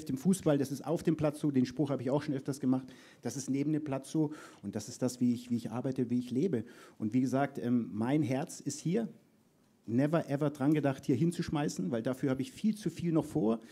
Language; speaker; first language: German; native; German